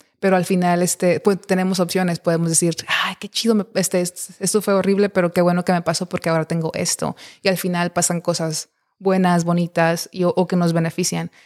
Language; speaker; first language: Spanish; early bilingual, heritage; Spanish